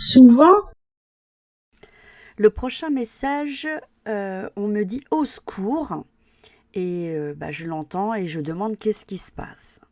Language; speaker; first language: French; native; French